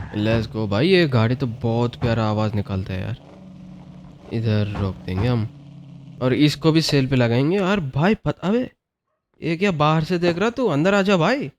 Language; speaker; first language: Hindi; non-native, local second language; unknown